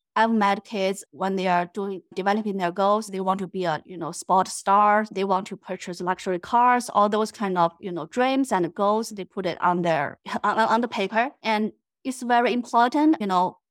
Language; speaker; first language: English; non-native, fluent; Chinese